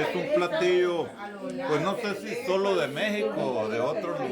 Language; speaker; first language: Spanish; native; Spanish